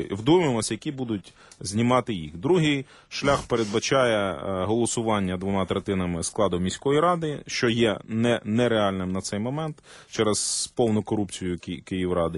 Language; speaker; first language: Ukrainian; native; Ukrainian